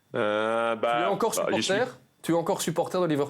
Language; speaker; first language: French; native; French